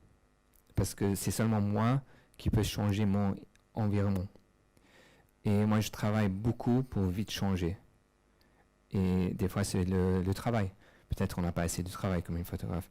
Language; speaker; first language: French; non-native, fluent; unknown